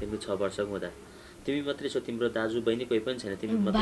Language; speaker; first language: Nepali; native; Nepali